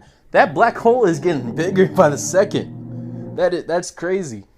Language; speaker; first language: English; native; English